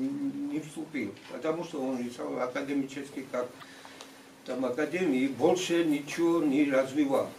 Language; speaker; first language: Russian; non-native, fluent; Georgian